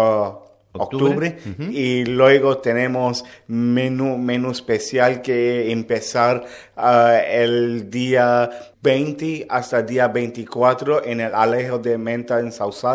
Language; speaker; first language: Spanish; non-native, learner; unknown